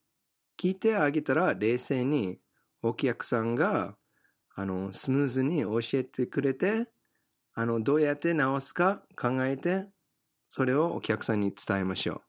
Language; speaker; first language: Japanese; non-native, fluent; English